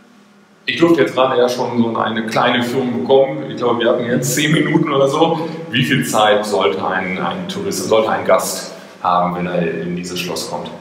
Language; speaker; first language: German; native; German